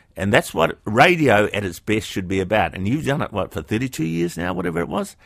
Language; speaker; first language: English; native; English